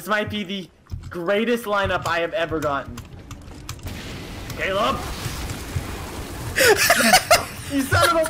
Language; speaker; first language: English; native; English